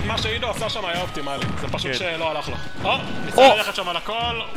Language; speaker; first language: Hebrew; native; Hebrew